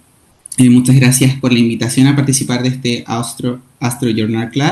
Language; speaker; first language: Spanish; native; Spanish